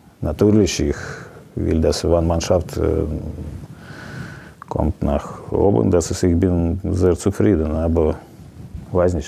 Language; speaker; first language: German; non-native, learner; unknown